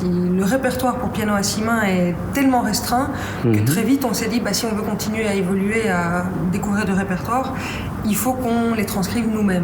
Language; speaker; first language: French; native; French